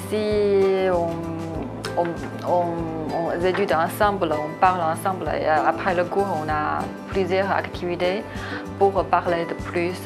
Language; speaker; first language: French; non-native, learner; Chinese